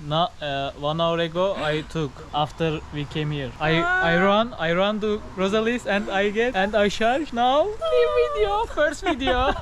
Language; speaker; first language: English; non-native, learner; Turkish